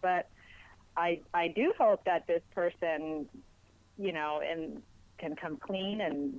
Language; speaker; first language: English; non-native, fluent; Spanish